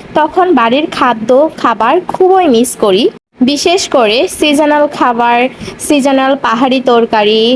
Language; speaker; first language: Bangla; non-native, local second language; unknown